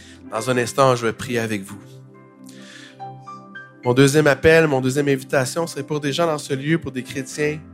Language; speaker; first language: French; native; French